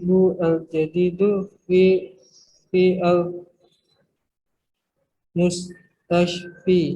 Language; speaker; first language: Arabic; non-native, learner; Indonesian